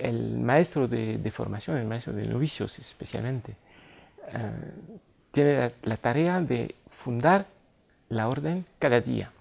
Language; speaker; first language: Spanish; non-native, fluent; French